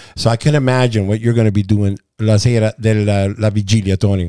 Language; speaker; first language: English; early bilingual, other home language; Italian